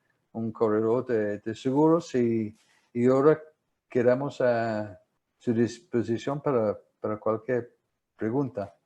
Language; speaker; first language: Spanish; non-native, fluent; English